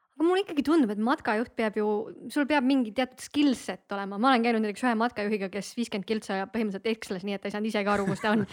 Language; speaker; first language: Estonian; native; Estonian